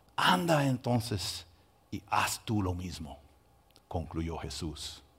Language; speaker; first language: Spanish; non-native, fluent; English